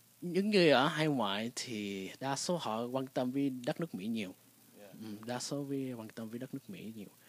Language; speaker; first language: Vietnamese; early bilingual, heritage; Vietnamese